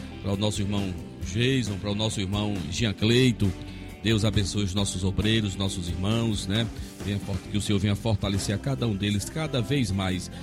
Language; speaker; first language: Portuguese; native; Portuguese